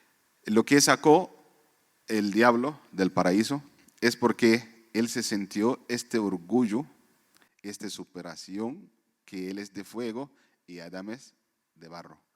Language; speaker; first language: Spanish; non-native, fluent; Arabic